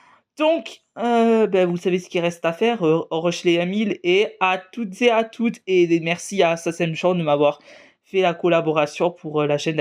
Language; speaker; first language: French; native; French